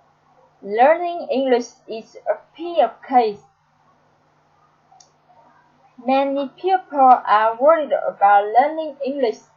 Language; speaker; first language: English; non-native, learner; Vietnamese